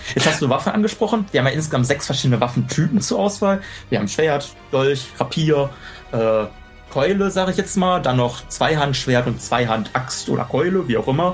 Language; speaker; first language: German; native; German